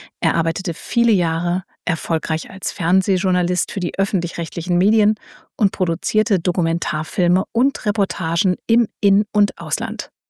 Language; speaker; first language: German; native; German